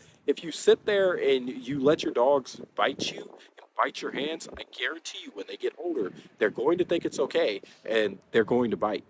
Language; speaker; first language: English; native; English